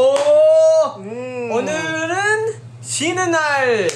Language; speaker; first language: Korean; non-native, learner; Filipino